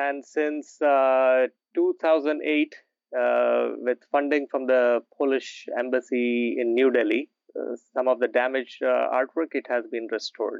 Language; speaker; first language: English; non-native, local second language; Urdu